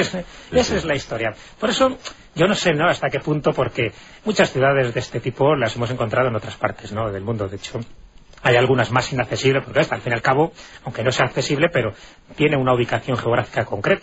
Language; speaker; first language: Spanish; native; Spanish